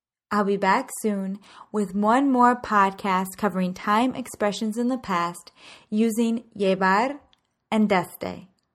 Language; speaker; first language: English; native; English